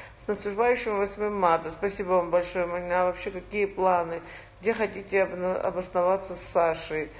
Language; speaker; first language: Russian; non-native, local second language; Georgian